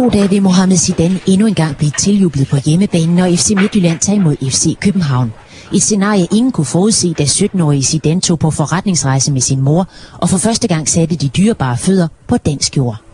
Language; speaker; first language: Danish; native; Danish